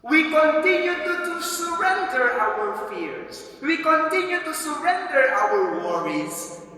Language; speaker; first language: English; non-native, local second language; Filipino